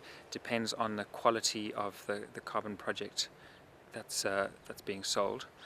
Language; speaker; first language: English; native; English